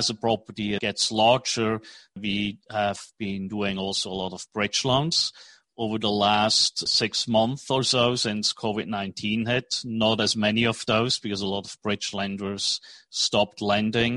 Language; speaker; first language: English; non-native, fluent; Swiss German